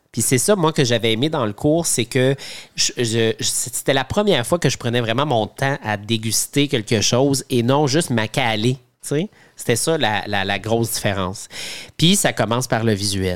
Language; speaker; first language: French; native; French